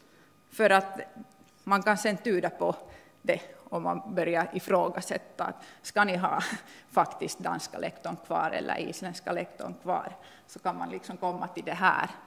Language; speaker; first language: Swedish; non-native, local second language; Finnish